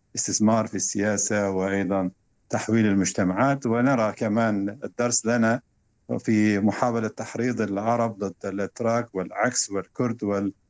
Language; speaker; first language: Arabic; non-native, fluent; Turkish